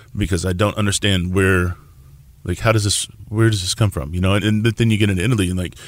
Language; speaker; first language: English; native; English